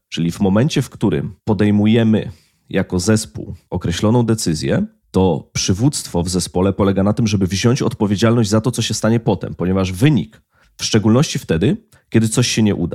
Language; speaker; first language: Polish; native; Polish